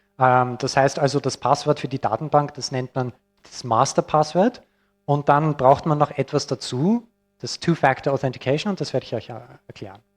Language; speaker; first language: German; non-native, fluent; English